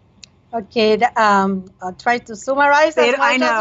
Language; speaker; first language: English; non-native, fluent; Spanish